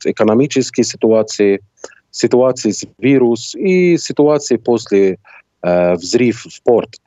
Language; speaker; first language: Russian; non-native, fluent; Arabic